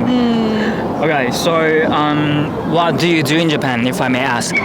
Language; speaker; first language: English; non-native, learner; Japanese